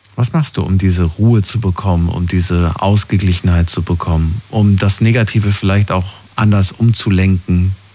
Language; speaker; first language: German; native; German